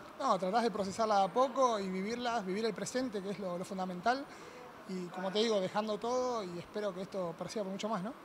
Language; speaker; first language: Spanish; native; Spanish